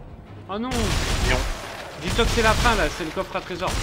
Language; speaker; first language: French; native; French